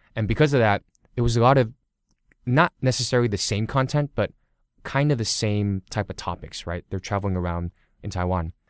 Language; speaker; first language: English; early bilingual, other home language; Cantonese